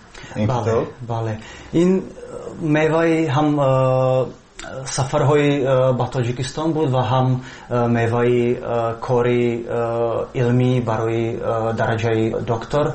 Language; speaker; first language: Persian; non-native, fluent; Czech